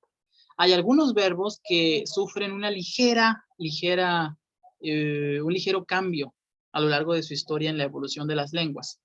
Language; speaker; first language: Spanish; native; Spanish